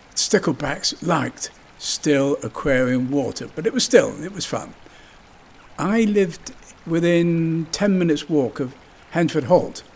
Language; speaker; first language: English; native; English